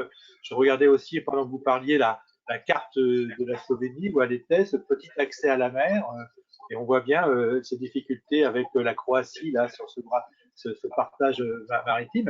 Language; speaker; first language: French; native; French